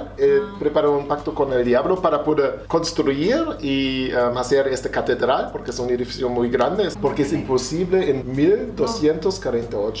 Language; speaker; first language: Spanish; non-native, fluent; German